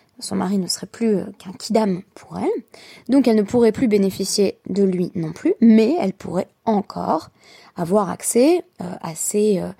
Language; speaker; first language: French; native; French